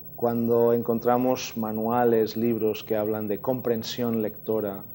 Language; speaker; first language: Spanish; native; Spanish